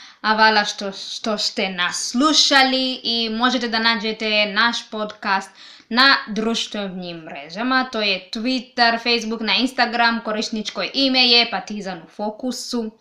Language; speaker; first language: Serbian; non-native, learner; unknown